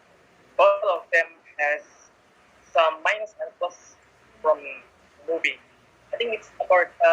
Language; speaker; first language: English; non-native, learner; Indonesian